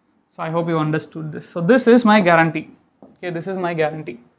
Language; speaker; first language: English; non-native, local second language; Tamil